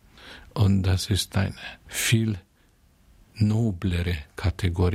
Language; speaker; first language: German; non-native, fluent; Hungarian